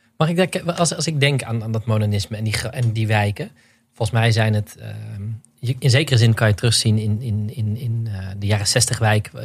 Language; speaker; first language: Dutch; native; Dutch